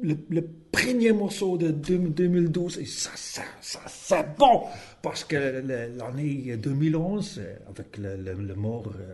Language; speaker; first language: French; non-native, learner; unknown